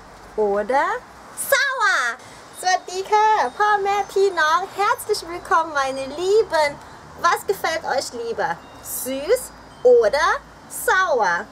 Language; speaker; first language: German; early bilingual, other home language; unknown